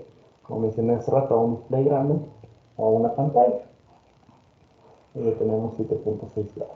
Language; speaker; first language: Spanish; native; Spanish